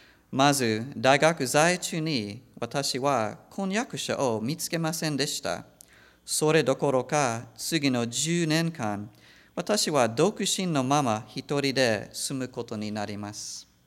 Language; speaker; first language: Japanese; non-native, fluent; English